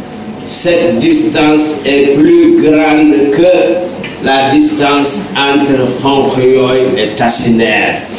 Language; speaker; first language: French; non-native, local second language; Wolof